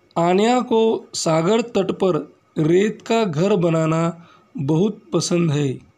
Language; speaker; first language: Hindi; non-native, local second language; Marathi